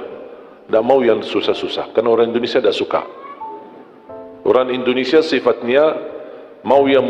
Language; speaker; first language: Indonesian; non-native, fluent; Arabic